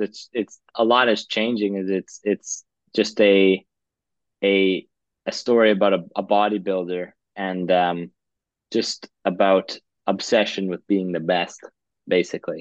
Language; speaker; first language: English; native; English